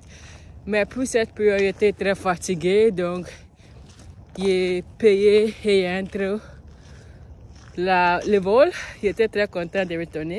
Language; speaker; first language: French; non-native, learner; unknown